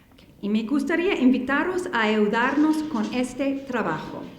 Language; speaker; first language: Spanish; non-native, fluent; English